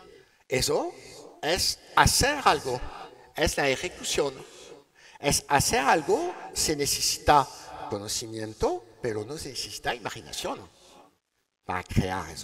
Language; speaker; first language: Spanish; non-native, learner; French